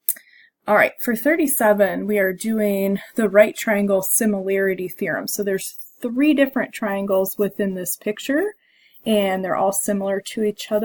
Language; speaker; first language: English; native; English